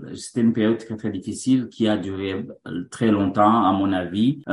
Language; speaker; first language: French; non-native, local second language; Rundi